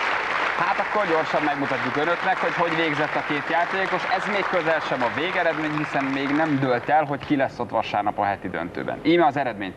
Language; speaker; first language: Hungarian; native; Hungarian